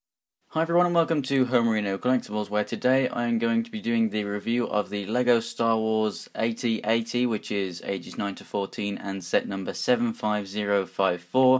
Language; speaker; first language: English; native; English